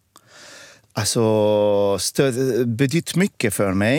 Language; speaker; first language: Swedish; non-native, fluent; Arabic